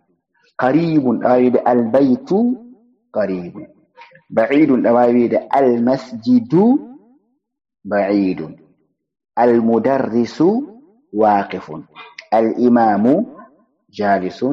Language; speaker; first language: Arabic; non-native, fluent; Fula